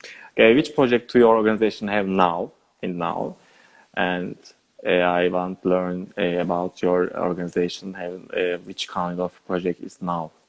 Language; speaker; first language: English; non-native, learner; Turkish